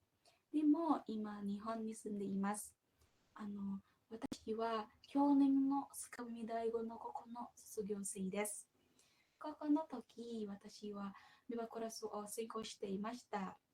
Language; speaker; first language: Japanese; non-native, learner; Indonesian